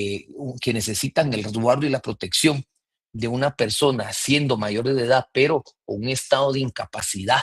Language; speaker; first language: Spanish; native; Spanish